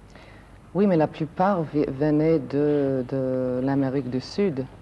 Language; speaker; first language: French; non-native, fluent; English